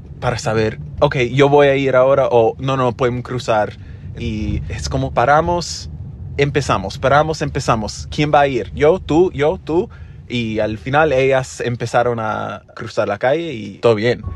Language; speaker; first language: Spanish; non-native, fluent; English